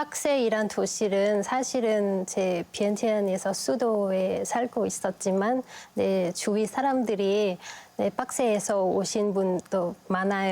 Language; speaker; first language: Korean; non-native, fluent; Lao